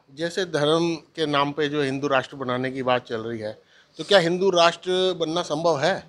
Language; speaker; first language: Hindi; native; Hindi